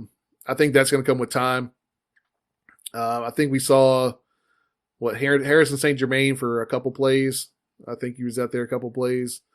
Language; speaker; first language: English; native; English